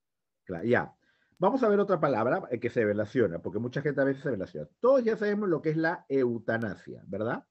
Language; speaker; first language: Spanish; native; Spanish